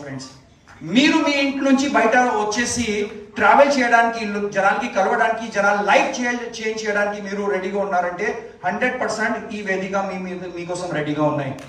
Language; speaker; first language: Telugu; non-native, fluent; Hindi